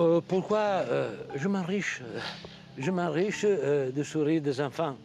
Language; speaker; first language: French; non-native, learner; Italian